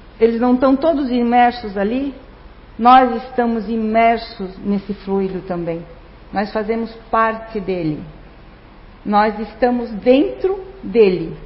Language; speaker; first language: Portuguese; non-native, fluent; Spanish